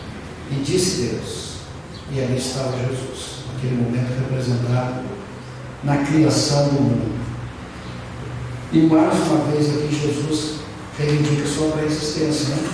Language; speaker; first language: Portuguese; native; Portuguese